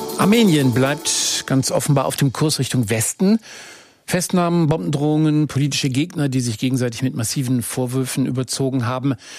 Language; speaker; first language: German; native; German